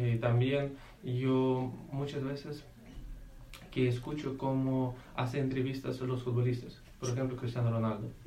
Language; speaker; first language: Spanish; non-native, learner; Ukrainian